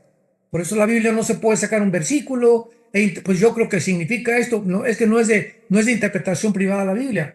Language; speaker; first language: Spanish; native; Spanish